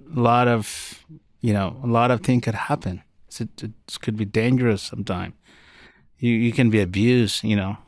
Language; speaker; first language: English; non-native, fluent; Arabic